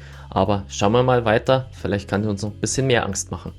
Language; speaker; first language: German; native; German